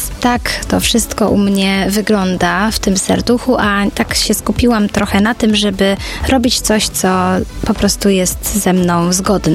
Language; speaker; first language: Polish; native; Polish